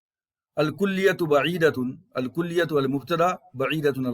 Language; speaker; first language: Arabic; non-native, fluent; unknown